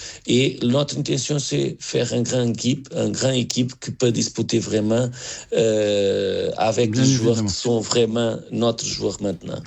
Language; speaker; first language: French; non-native, learner; Portuguese